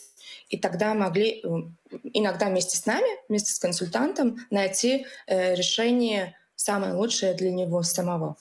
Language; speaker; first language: Russian; non-native, local second language; Latvian